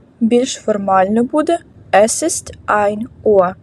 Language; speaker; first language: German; non-native, fluent; Ukrainian